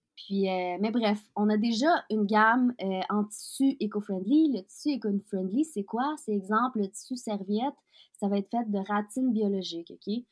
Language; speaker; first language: French; early bilingual, other home language; Russian